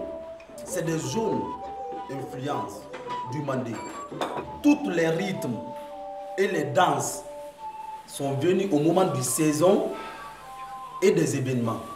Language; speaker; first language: French; non-native, fluent; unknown